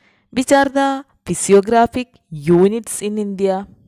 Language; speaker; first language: English; non-native, local second language; Malayalam